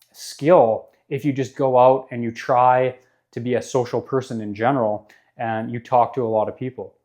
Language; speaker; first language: English; native; English